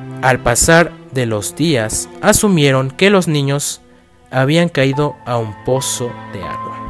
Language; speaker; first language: Spanish; native; Spanish